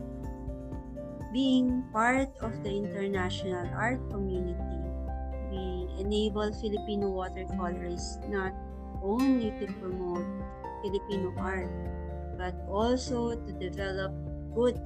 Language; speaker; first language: English; non-native, local second language; Iloko